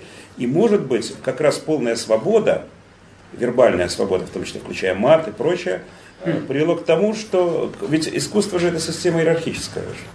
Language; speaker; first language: Russian; native; Russian